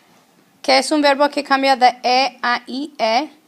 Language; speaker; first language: Spanish; non-native, fluent; English